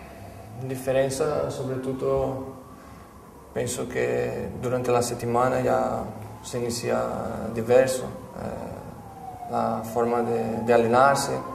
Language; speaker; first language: Italian; non-native, fluent; Portuguese